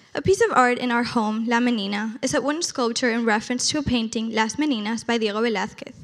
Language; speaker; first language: English; early bilingual, other home language; Spanish